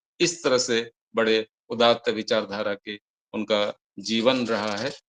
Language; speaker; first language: Hindi; non-native, local second language; Odia